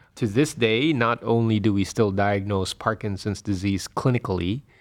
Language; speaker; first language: English; non-native, local second language; Filipino